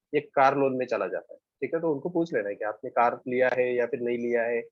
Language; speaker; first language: Hindi; non-native, local second language; Marathi